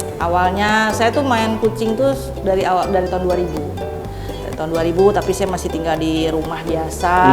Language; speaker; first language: Indonesian; native; Indonesian